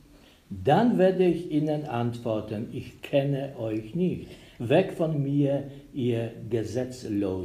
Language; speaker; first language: German; non-native, learner; Polish